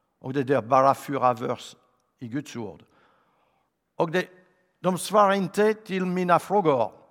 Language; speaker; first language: Swedish; non-native, fluent; French